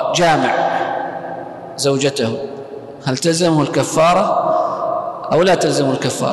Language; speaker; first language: Arabic; native; Arabic